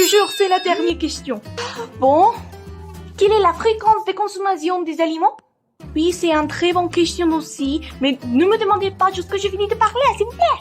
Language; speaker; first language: French; non-native, learner; Spanish